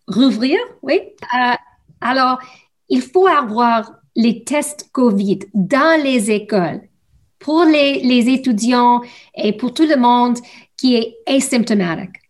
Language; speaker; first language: French; non-native, learner; English